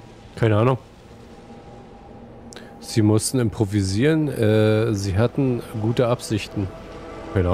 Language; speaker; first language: German; native; German